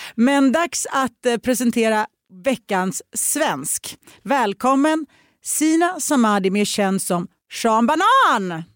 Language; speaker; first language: Swedish; early bilingual, other home language; Russian